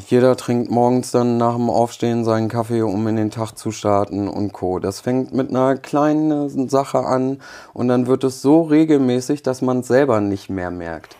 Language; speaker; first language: German; early bilingual, other home language; Polish